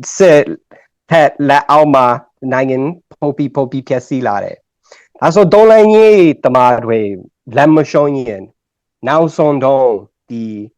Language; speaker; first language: Burmese; non-native, learner; English